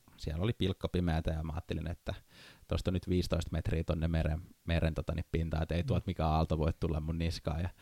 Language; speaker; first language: Finnish; native; Finnish